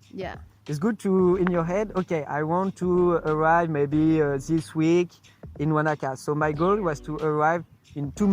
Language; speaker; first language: English; non-native, fluent; French